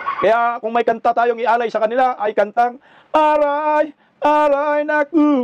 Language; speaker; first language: Filipino; non-native, local second language; Cebuano